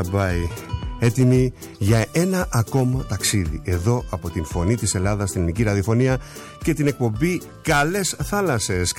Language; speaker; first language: Greek; native; Greek